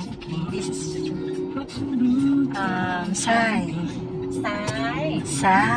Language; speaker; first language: English; non-native, local second language; Filipino